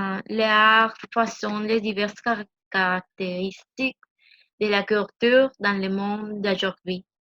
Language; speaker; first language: French; non-native, learner; Spanish